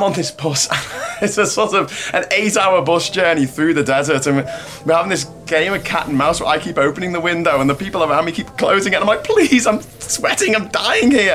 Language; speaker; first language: English; native; English